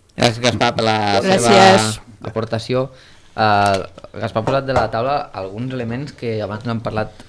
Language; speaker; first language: Catalan; native; Catalan